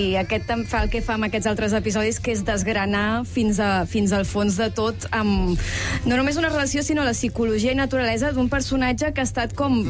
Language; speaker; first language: Catalan; native; Catalan